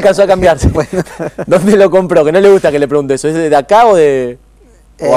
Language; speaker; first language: Spanish; native; Spanish